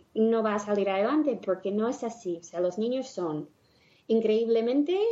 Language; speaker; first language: Spanish; non-native, fluent; English